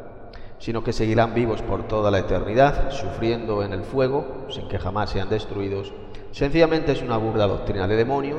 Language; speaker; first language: Spanish; native; Spanish